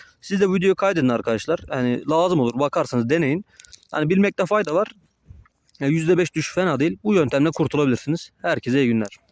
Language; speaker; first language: Turkish; native; Turkish